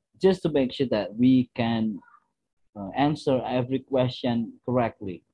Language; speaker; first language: English; non-native, fluent; Indonesian